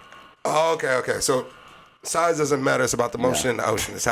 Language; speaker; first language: English; native; English